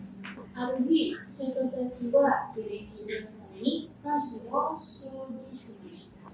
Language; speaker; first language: Japanese; non-native, learner; Indonesian